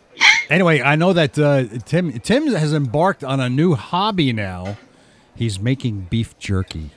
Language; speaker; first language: English; native; English